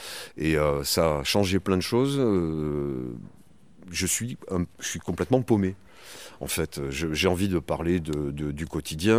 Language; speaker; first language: French; native; French